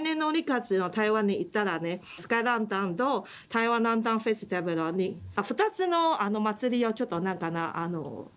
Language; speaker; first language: Japanese; non-native, fluent; Chinese